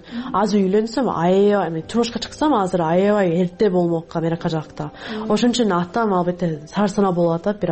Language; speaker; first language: Kyrgyz; non-native, learner; English